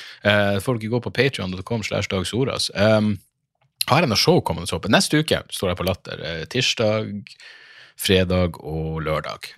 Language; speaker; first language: Norwegian; native; Norwegian